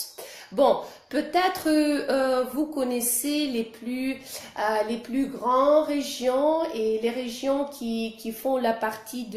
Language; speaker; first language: French; non-native, fluent; Russian